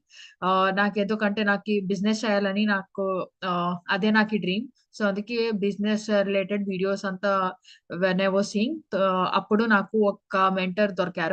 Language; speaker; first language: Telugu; early bilingual, heritage; Telugu